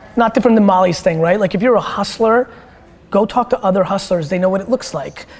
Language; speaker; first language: English; early bilingual, other home language; Russian